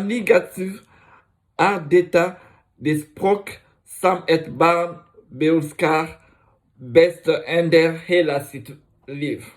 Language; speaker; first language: Swedish; non-native, learner; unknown